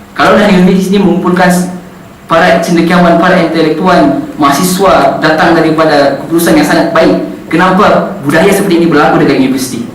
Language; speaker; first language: Malay; non-native, local second language; Central Dusun